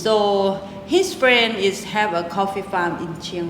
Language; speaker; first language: English; non-native, local second language; Thai